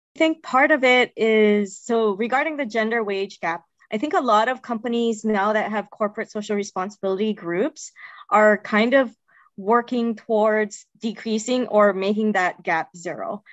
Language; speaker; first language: English; native; English